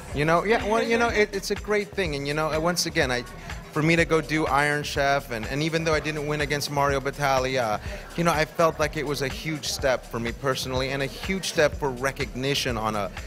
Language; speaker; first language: English; native; English